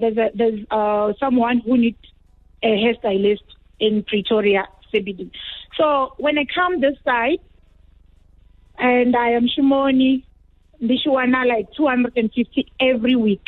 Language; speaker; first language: English; non-native, local second language; Venda